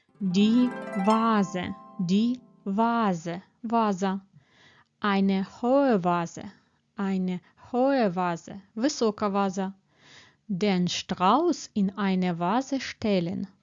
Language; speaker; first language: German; non-native, fluent; Ukrainian